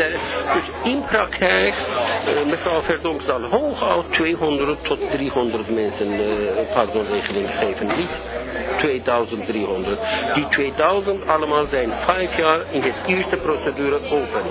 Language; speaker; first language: Dutch; non-native, learner; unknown